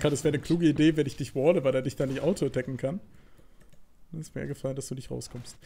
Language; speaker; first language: German; native; German